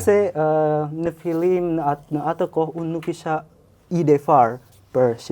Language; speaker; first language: Albanian; non-native, learner; Indonesian